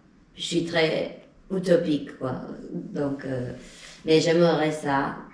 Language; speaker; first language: French; non-native, fluent; Spanish